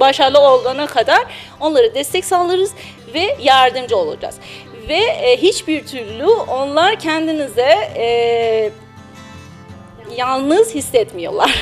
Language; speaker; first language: Turkish; non-native, learner; Persian